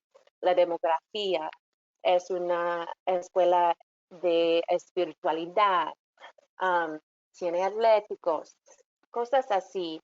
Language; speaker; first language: Spanish; non-native, fluent; English